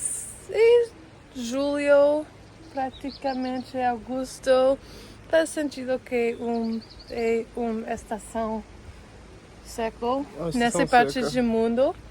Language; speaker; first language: Portuguese; non-native, learner; English